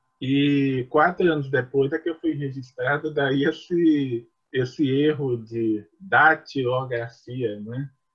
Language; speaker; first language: Portuguese; native; Portuguese